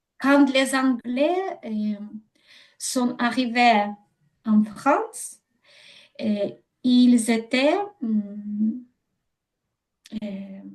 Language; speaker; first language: French; non-native, learner; Ukrainian